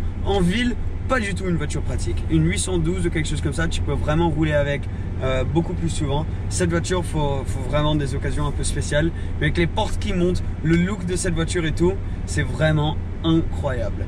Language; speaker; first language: French; native; French